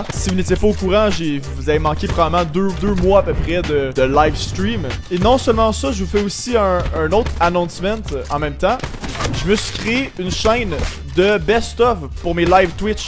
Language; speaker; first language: French; native; French